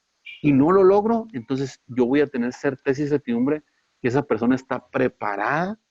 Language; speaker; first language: Spanish; native; Spanish